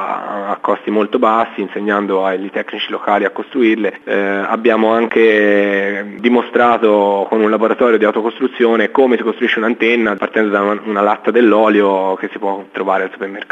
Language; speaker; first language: Italian; native; Italian